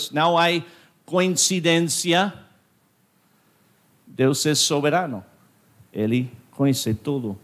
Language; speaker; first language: Portuguese; non-native, fluent; English